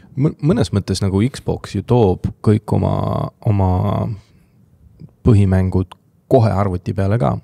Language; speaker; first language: Estonian; non-native, local second language; Russian